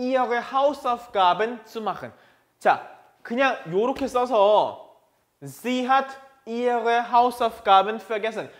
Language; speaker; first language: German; non-native, fluent; Korean